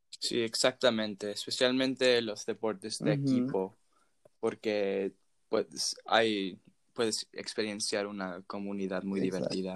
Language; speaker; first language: Spanish; non-native, fluent; English